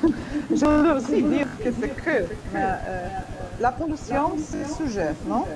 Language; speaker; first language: French; non-native, fluent; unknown